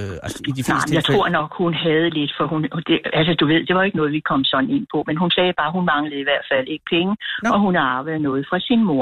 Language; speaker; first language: Danish; native; Danish